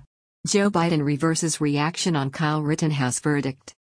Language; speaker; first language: English; native; English